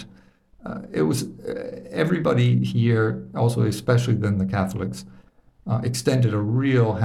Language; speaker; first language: English; native; English